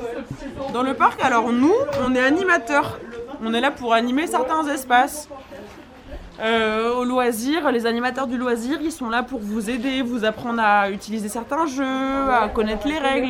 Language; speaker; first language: French; native; French